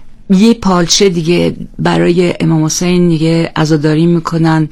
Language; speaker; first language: Persian; non-native, fluent; French